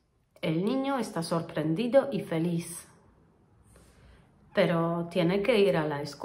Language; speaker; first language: Spanish; non-native, fluent; Polish